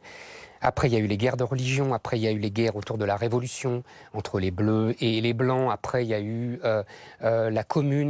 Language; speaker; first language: French; native; French